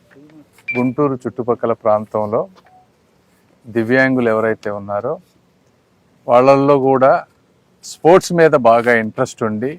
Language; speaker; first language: Telugu; native; Telugu